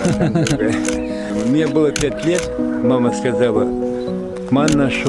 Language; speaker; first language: Russian; non-native, local second language; Ukrainian